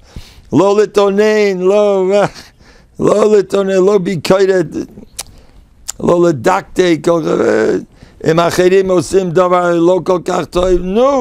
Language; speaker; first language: Hebrew; non-native, fluent; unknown